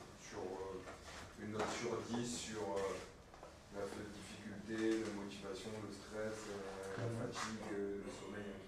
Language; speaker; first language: French; native; French